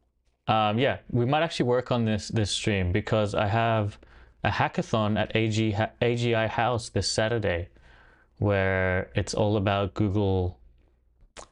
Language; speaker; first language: English; native; English